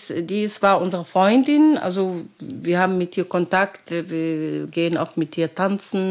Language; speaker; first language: German; non-native, learner; Arabic